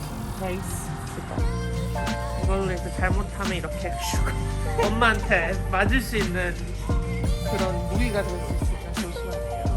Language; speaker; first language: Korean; early bilingual, heritage; Korean